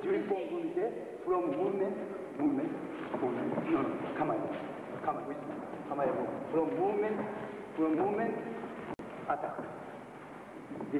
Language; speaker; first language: English; non-native, learner; Japanese